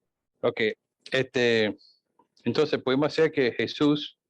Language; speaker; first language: Spanish; non-native, fluent; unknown